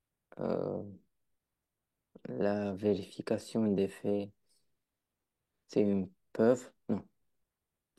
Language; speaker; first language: French; non-native, learner; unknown